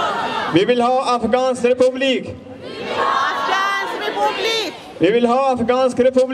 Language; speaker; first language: Swedish; non-native, fluent; Persian